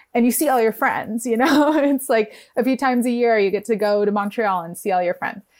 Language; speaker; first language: English; native; English